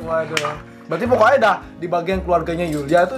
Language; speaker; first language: Indonesian; native; Indonesian